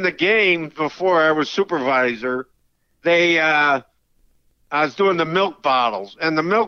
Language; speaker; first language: English; native; English